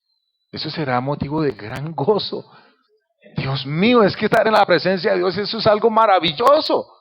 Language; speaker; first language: Spanish; native; Spanish